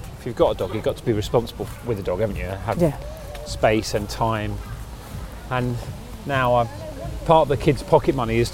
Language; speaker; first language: English; native; English